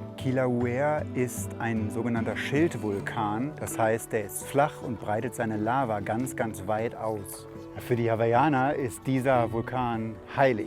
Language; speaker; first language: German; native; German